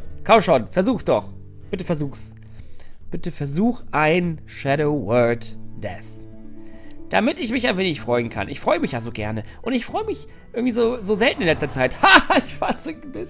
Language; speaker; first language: German; native; German